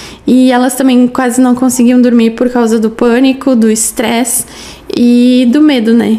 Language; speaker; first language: Portuguese; native; Portuguese